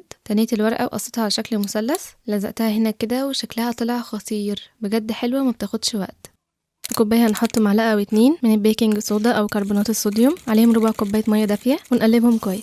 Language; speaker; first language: Arabic; native; Arabic